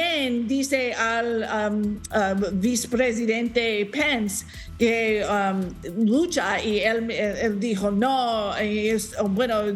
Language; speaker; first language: Spanish; non-native, learner; English